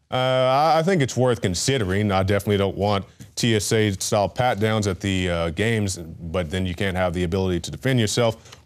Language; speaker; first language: English; native; English